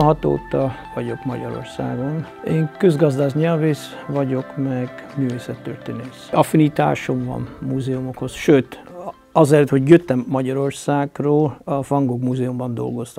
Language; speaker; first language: Hungarian; non-native, fluent; Dutch